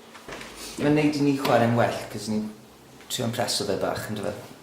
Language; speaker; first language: Welsh; native; Welsh